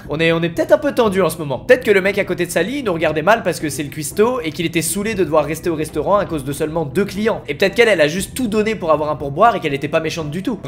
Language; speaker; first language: French; native; French